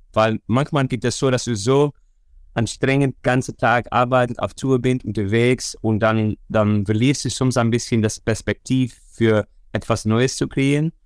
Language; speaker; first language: German; non-native, learner; Dutch